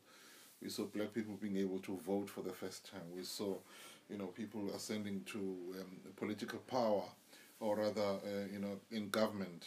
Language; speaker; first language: English; non-native, local second language; Zulu